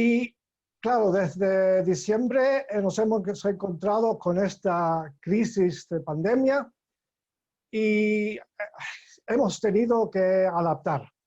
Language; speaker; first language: Spanish; non-native, fluent; English